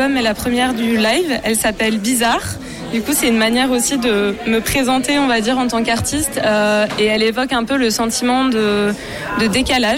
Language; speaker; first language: French; native; French